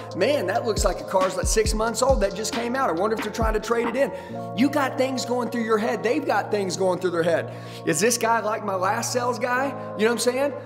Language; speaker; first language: English; native; English